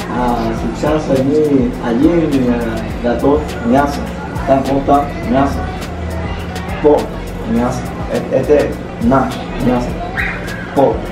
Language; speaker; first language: Russian; non-native, learner; Spanish